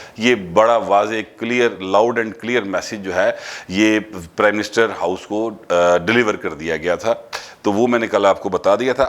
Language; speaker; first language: Urdu; non-native, local second language; Punjabi